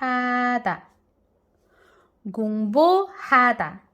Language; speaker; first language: Korean; non-native, fluent; Filipino